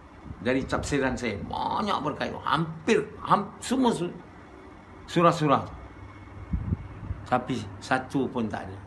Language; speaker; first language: Malay; native; Malay